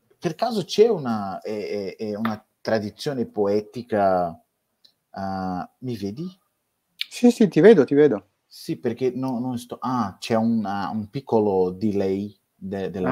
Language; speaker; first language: Italian; non-native, fluent; Portuguese